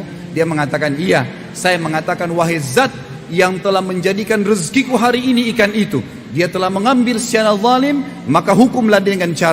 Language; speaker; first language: Indonesian; native; Indonesian